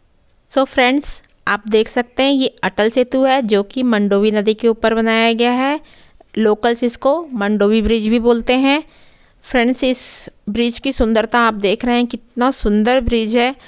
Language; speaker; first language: Hindi; native; Hindi